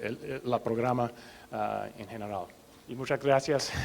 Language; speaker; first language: Spanish; non-native, learner; English